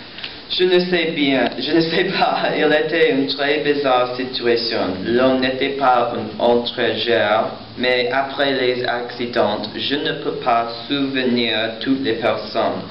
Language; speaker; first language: French; non-native, learner; English